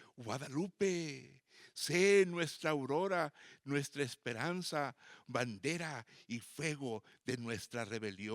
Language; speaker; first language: Spanish; native; Spanish